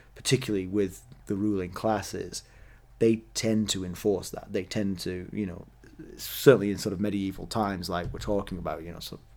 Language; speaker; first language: English; native; English